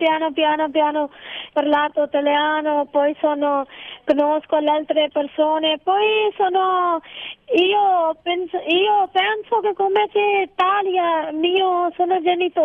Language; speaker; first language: Italian; non-native, learner; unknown